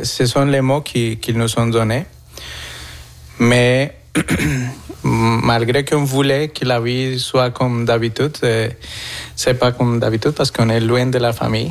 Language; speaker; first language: French; non-native, fluent; Spanish